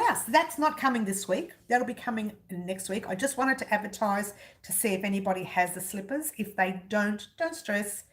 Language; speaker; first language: English; native; English